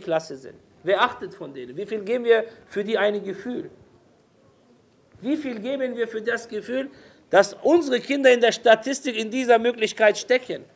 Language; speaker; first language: German; non-native, fluent; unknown